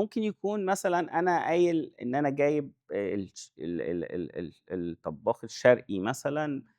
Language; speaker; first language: Arabic; native; Arabic